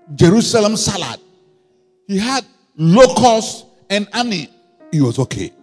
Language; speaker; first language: English; non-native, local second language; Akan